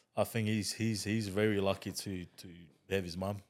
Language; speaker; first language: English; non-native, fluent; Tongan